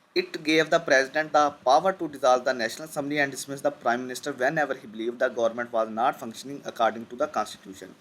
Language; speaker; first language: English; non-native, local second language; Urdu